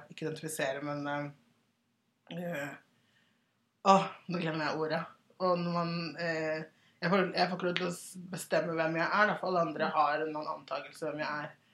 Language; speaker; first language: Norwegian; early bilingual, other home language; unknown